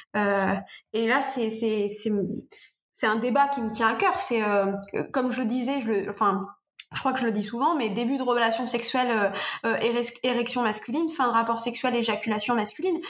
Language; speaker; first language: French; native; French